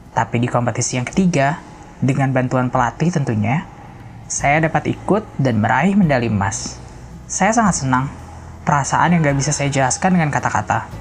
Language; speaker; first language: Indonesian; non-native, fluent; Persian